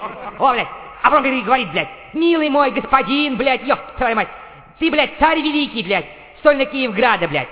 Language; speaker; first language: Russian; native; Russian